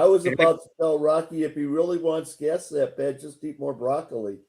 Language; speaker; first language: English; native; English